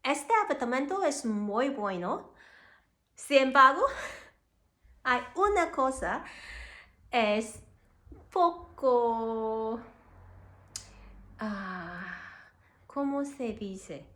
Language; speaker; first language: Spanish; non-native, learner; Cantonese